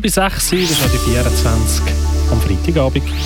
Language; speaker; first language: German; native; German